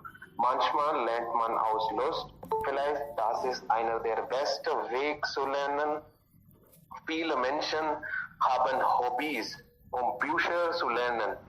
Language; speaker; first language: German; non-native, learner; Hindi